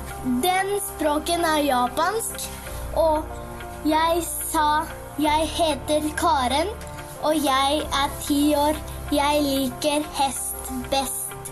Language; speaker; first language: Norwegian; early bilingual, heritage; Japanese